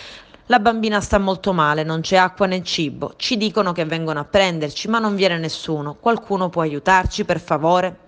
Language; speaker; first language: Italian; native; Italian